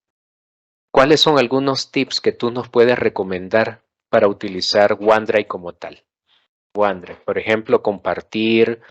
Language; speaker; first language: Spanish; native; Spanish